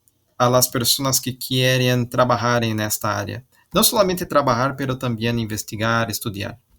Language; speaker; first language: Spanish; non-native, learner; Portuguese